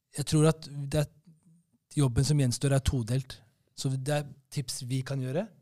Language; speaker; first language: Norwegian; early bilingual, other home language; Somali